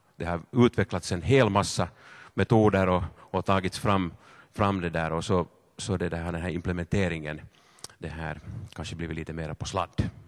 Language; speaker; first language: Swedish; native; Swedish